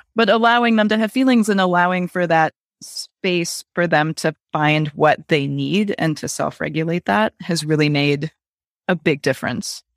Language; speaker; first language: English; native; English